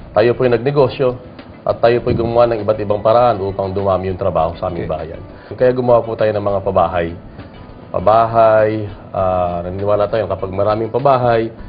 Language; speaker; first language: Filipino; non-native, local second language; Pampanga